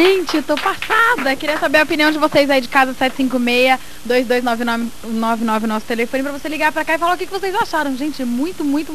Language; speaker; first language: Portuguese; native; Portuguese